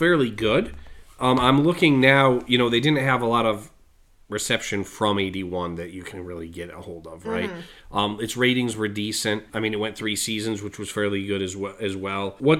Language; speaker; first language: English; native; English